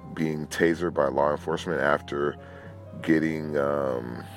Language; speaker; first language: English; native; English